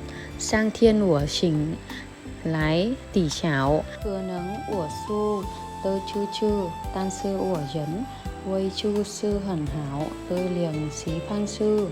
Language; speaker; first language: Chinese; non-native, learner; Vietnamese